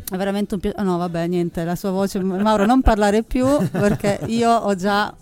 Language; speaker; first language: Italian; native; Italian